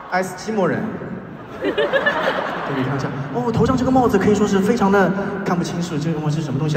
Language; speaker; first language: Chinese; native; Chinese